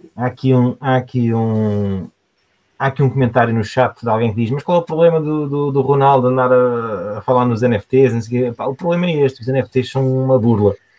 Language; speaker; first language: Portuguese; native; Portuguese